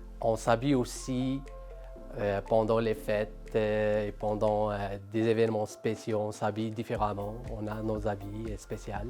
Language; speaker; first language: French; non-native, local second language; Arabic